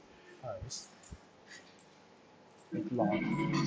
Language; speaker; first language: English; non-native, local second language; Vietnamese